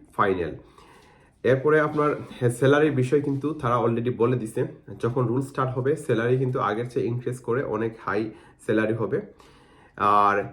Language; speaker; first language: Bangla; non-native, local second language; Sylheti